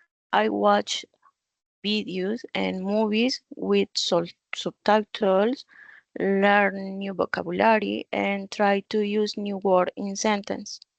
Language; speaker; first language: English; non-native, learner; Spanish